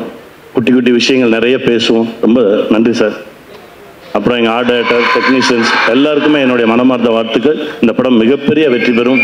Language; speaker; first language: Tamil; native; Tamil